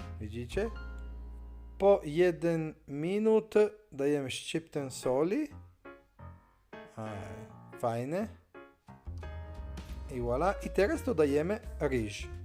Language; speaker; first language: Polish; non-native, learner; Italian